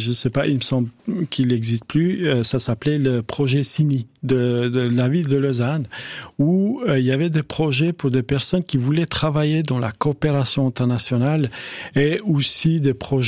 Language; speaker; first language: French; non-native, fluent; Albanian